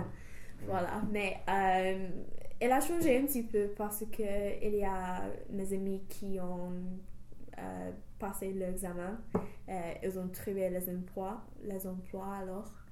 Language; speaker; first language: French; non-native, fluent; English